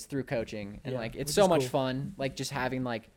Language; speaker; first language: English; early bilingual, other home language; Spanish